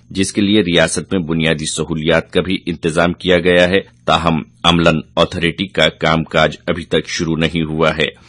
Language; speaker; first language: Urdu; native; Urdu